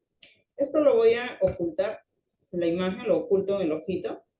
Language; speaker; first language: Spanish; native; Spanish